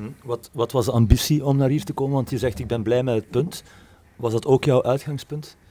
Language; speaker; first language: Dutch; native; Dutch